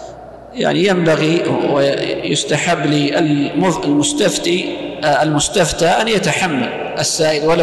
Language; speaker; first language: Arabic; native; Arabic